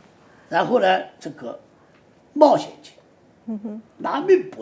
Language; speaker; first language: Chinese; native; Chinese